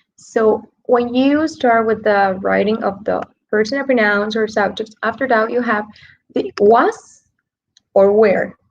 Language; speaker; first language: English; non-native, fluent; Spanish